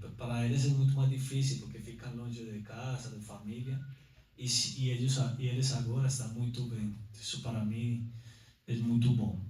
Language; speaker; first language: Portuguese; non-native, learner; Spanish